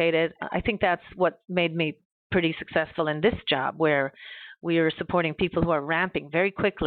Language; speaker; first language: English; native; English